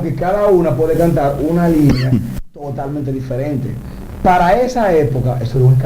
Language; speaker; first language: Spanish; native; Spanish